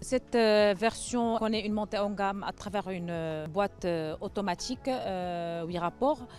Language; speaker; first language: French; non-native, local second language; Arabic